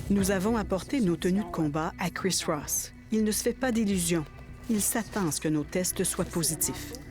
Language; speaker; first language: French; native; French